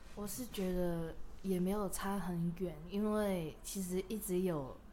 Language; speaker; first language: Chinese; non-native, local second language; Cantonese